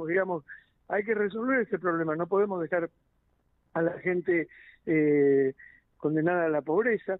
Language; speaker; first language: Spanish; native; Spanish